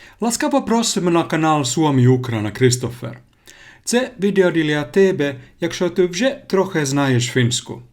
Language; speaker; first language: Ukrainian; non-native, learner; Finnish